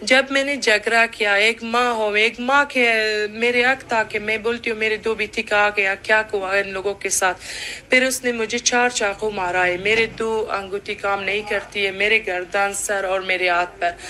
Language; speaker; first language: Hindi; non-native, learner; Persian